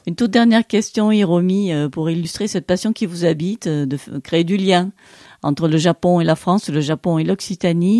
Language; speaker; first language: French; native; French